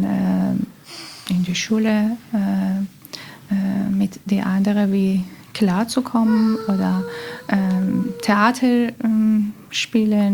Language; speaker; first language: German; non-native, learner; Persian